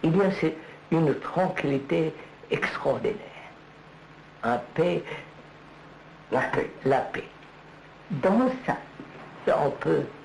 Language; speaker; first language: French; non-native, learner; Telugu